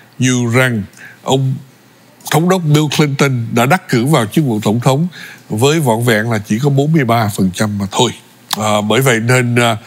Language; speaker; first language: Vietnamese; early bilingual, other home language; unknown